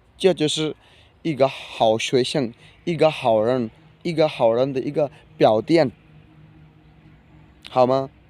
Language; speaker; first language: Chinese; non-native, learner; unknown